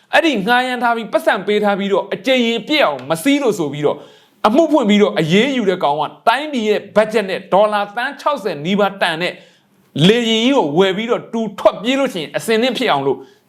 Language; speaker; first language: Burmese; non-native, local second language; Mon